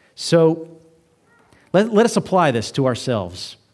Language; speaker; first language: English; native; English